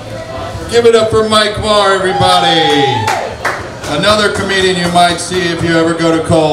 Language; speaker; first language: English; native; English